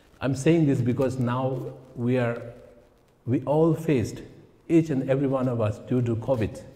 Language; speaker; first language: English; non-native, fluent; Tibetan